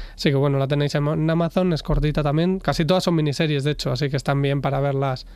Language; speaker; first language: Spanish; native; Spanish